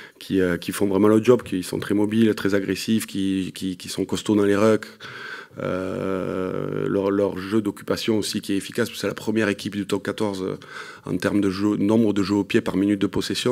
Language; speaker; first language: French; native; French